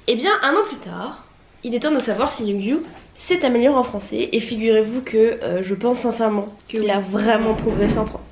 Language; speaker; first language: French; native; French